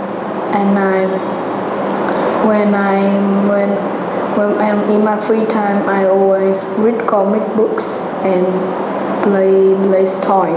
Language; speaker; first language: English; non-native, learner; Vietnamese